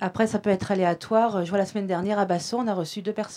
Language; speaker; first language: French; native; French